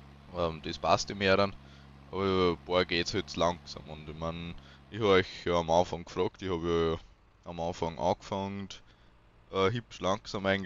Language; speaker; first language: German; native; German